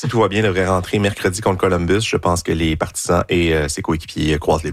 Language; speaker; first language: French; native; French